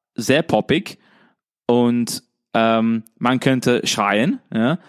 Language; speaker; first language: German; non-native, fluent; English